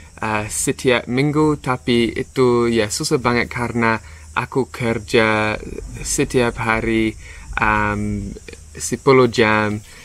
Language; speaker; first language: Indonesian; non-native, learner; English